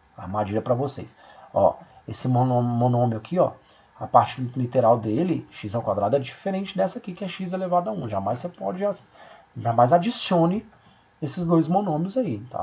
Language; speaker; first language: Portuguese; native; Portuguese